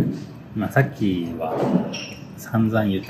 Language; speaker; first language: Japanese; native; Japanese